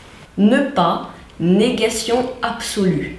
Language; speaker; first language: French; non-native, fluent; Czech